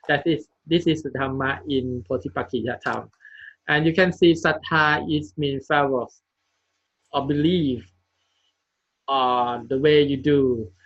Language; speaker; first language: English; non-native, learner; Thai